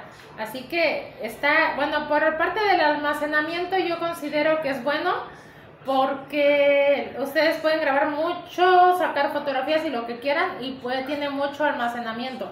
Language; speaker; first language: Spanish; native; Spanish